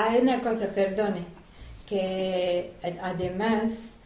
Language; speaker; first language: Spanish; non-native, fluent; Armenian